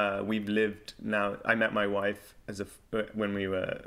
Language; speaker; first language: English; native; English